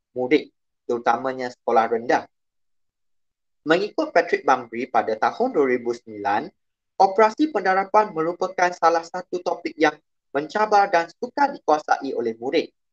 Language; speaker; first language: Malay; non-native, local second language; Chinese